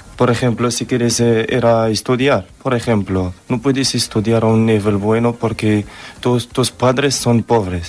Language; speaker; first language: Spanish; non-native, learner; Arabic